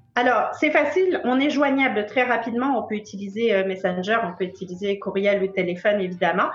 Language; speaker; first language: French; native; French